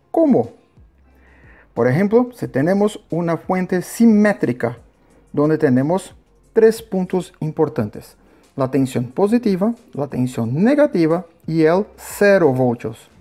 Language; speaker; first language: Spanish; non-native, learner; Portuguese